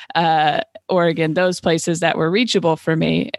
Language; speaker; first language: English; native; English